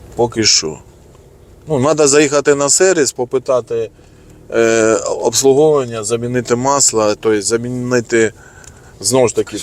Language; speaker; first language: Ukrainian; non-native, local second language; Russian